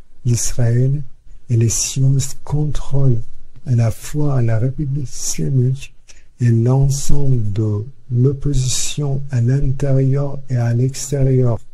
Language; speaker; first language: French; non-native, fluent; Persian